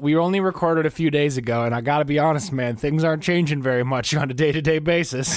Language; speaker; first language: English; native; English